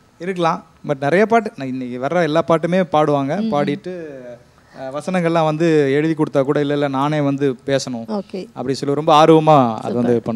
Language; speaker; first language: Tamil; native; Tamil